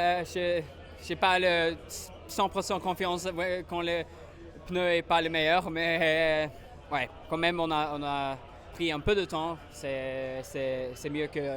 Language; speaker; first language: French; non-native, learner; Swedish